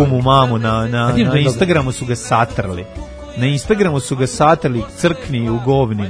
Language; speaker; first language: Serbian; native; Serbian